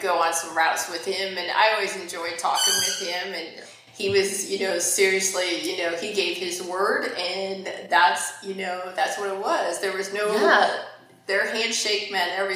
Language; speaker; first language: English; native; English